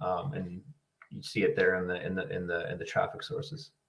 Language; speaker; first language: English; native; English